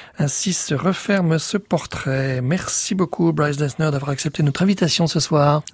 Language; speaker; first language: French; native; French